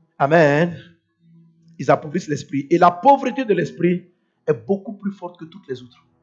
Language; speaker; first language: French; non-native, local second language; Dyula